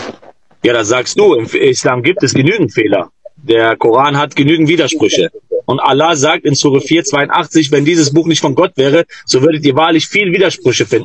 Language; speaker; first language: German; native; German